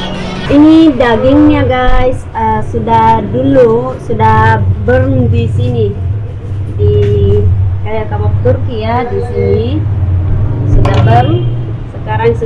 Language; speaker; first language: Indonesian; non-native, learner; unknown